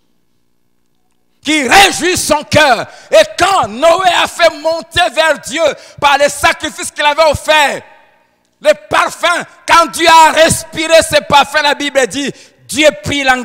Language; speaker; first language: French; non-native, local second language; Lingala